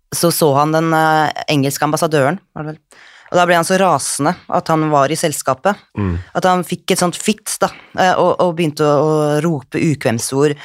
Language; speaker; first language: Norwegian; native; Norwegian